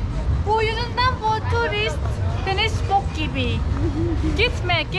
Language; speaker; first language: Turkish; non-native, learner; Korean